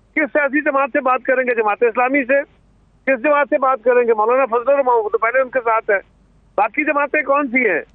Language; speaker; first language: Urdu; non-native, local second language; Punjabi